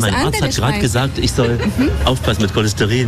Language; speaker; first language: German; native; German